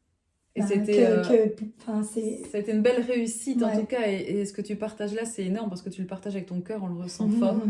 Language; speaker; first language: French; native; French